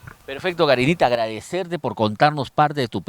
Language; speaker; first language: Spanish; native; Spanish